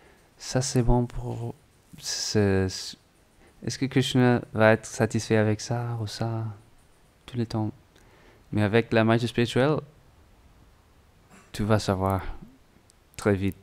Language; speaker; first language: French; non-native, learner; English